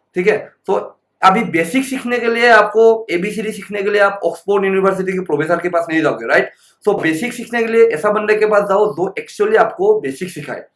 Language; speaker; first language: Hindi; non-native, local second language; Assamese